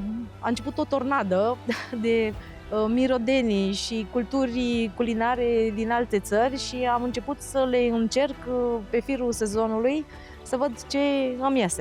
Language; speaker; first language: Romanian; native; Romanian